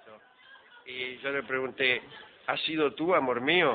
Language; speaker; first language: Spanish; native; Spanish